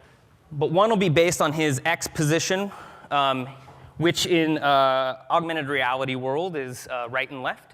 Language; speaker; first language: English; native; English